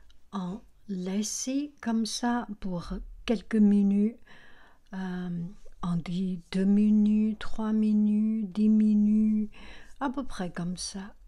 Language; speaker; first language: French; non-native, learner; Chinese